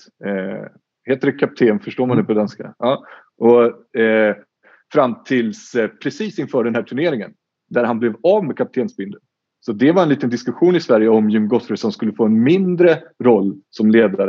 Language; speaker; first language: Swedish; native; Swedish